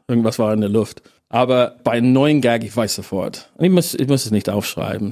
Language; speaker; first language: German; non-native, fluent; English